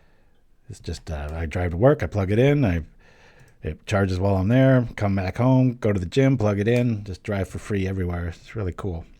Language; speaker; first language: English; native; English